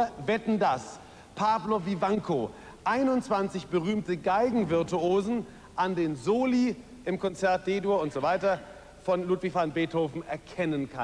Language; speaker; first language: German; native; German